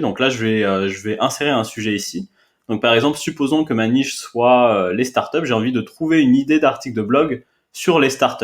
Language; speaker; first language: French; native; French